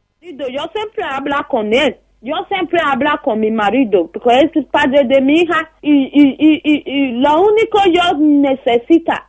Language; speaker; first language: Spanish; non-native, learner; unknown